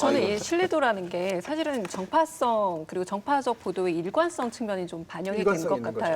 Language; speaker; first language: Korean; native; Korean